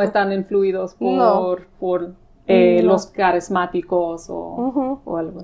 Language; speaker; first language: Spanish; non-native, fluent; English